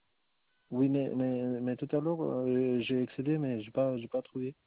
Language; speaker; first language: French; non-native, learner; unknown